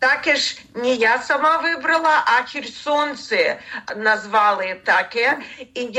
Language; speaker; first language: Ukrainian; non-native, learner; Russian